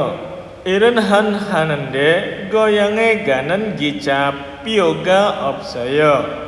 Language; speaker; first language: Korean; non-native, fluent; Indonesian